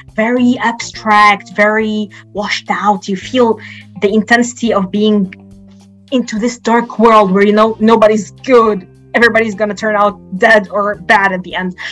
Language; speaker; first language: English; non-native, fluent; Arabic